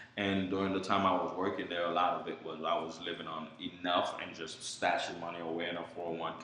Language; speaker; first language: English; early bilingual, other home language; Haitian Creole